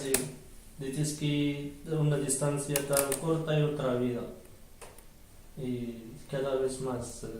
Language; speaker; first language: Spanish; non-native, learner; Arabic